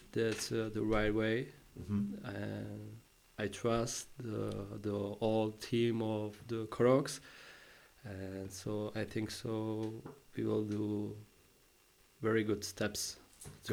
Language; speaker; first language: English; non-native, learner; Czech